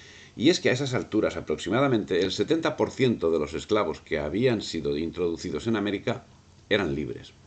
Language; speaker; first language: Spanish; native; Spanish